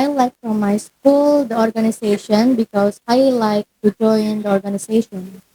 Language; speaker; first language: English; non-native, learner; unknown